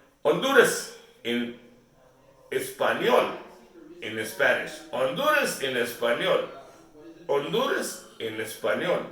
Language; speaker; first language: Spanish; non-native, learner; Urdu